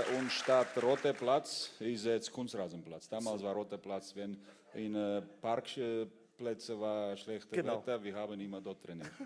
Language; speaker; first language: German; non-native, fluent; Russian